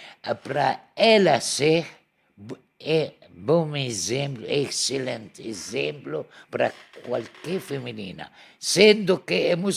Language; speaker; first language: Portuguese; non-native, learner; Arabic